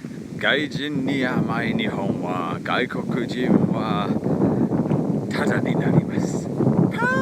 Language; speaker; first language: Japanese; non-native, fluent; English